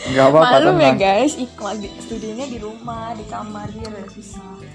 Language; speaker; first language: Indonesian; early bilingual, heritage; Malay